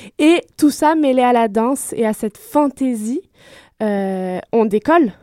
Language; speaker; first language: French; native; French